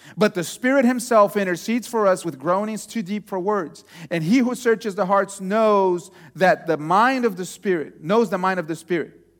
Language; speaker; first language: English; non-native, fluent; Portuguese